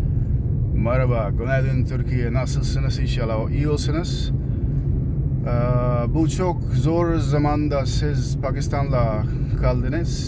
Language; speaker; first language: Turkish; non-native, learner; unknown